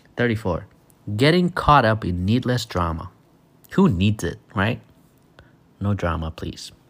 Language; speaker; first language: English; non-native, fluent; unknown